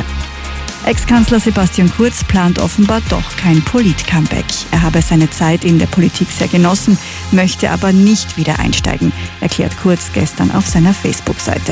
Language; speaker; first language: German; native; German